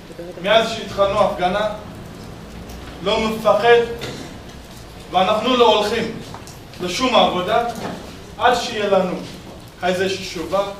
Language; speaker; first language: Hebrew; non-native, learner; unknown